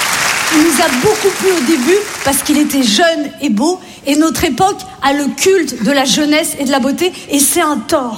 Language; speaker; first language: French; native; French